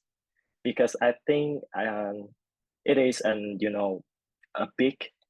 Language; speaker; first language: English; non-native, fluent; Vietnamese